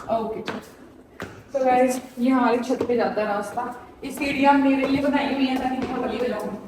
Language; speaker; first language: Hindi; native; Hindi